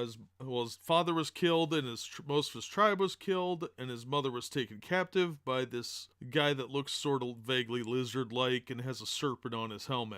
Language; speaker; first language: English; native; English